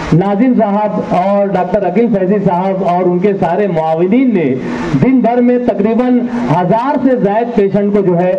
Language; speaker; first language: Hindi; non-native, local second language; Urdu